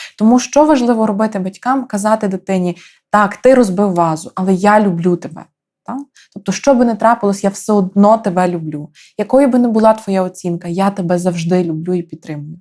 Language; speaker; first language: Ukrainian; native; Ukrainian